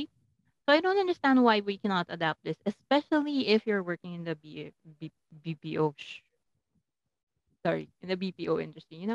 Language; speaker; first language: English; non-native, local second language; Filipino